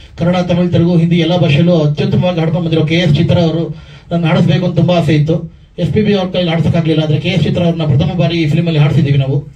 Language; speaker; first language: Kannada; native; Kannada